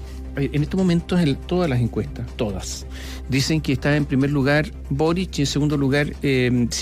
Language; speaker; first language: Spanish; native; Spanish